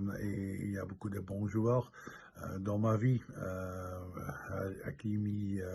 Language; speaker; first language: French; non-native, local second language; Dutch